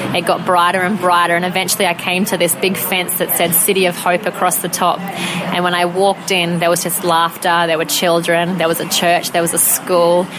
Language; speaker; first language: English; native; English